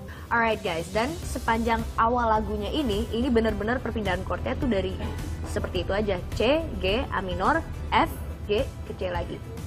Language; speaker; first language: Indonesian; native; Indonesian